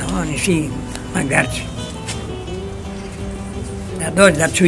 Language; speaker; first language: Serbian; early bilingual, heritage; Greek